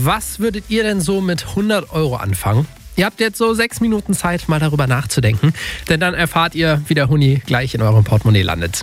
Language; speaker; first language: German; native; German